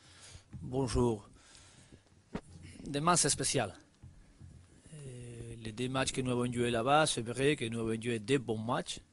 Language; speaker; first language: French; non-native, learner; Spanish